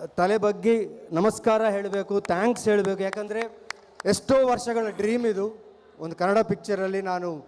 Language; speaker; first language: Kannada; non-native, local second language; Telugu